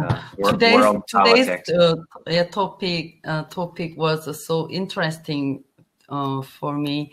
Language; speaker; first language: English; non-native, learner; Korean